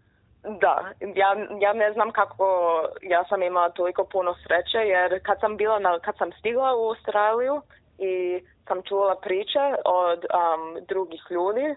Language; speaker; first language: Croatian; early bilingual, heritage; Croatian